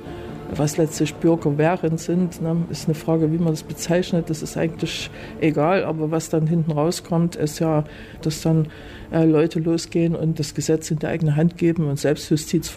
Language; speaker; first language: German; native; German